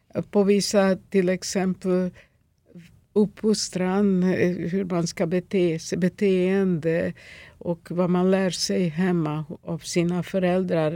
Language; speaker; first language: Swedish; non-native, fluent; Serbian